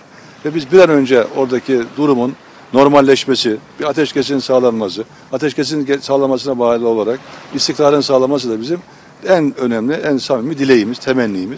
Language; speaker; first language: Turkish; native; Turkish